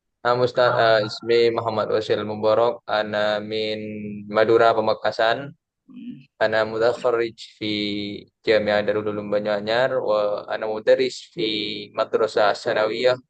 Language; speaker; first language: Arabic; non-native, learner; Madurese